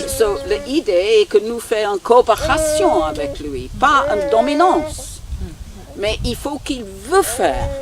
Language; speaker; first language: French; non-native, learner; English